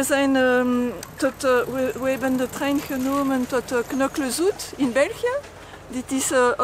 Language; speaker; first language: Dutch; non-native, learner; French